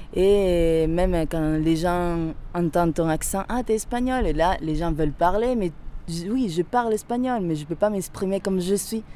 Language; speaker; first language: French; non-native, fluent; Spanish